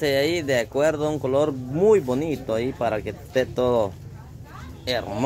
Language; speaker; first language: Spanish; native; Spanish